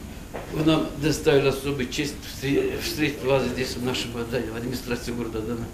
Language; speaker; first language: Russian; non-native, fluent; Turkish